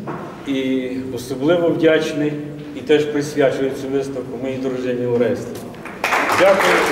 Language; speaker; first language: Ukrainian; native; Ukrainian